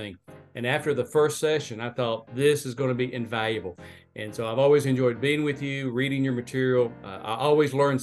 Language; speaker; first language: English; native; English